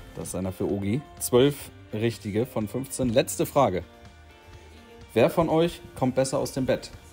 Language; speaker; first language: German; native; German